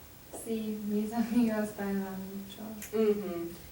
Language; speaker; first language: Spanish; non-native, learner; English